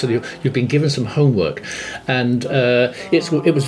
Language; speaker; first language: English; native; English